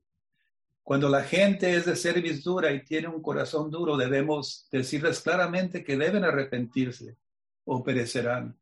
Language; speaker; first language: Spanish; native; Spanish